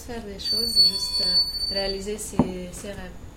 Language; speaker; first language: French; non-native, fluent; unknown